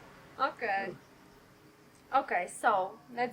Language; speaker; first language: English; non-native, learner; Polish